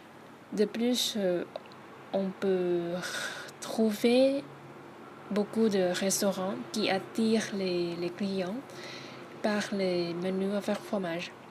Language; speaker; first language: French; non-native, learner; Thai